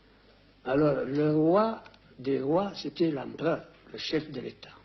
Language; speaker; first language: French; non-native, fluent; Amharic